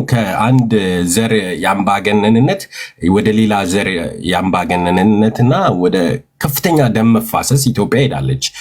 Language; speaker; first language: Amharic; early bilingual, heritage; Amharic